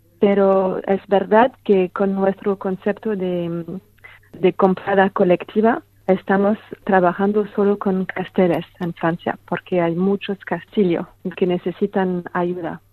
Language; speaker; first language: Spanish; non-native, fluent; French